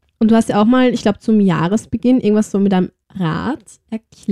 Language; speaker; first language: German; native; German